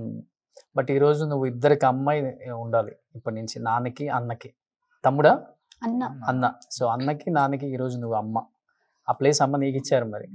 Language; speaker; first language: Telugu; native; Telugu